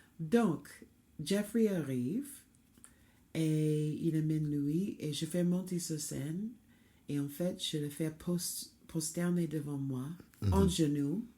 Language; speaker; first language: French; non-native, fluent; English